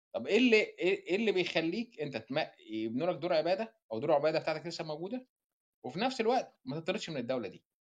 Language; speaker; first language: Arabic; native; Arabic